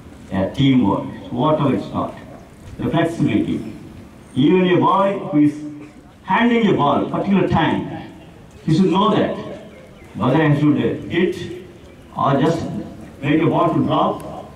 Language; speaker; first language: English; non-native, local second language; Tamil